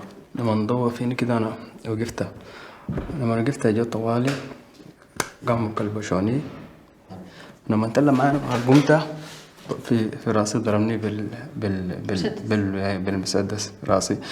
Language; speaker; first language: Arabic; native; Arabic